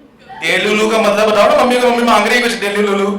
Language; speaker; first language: Hindi; native; Hindi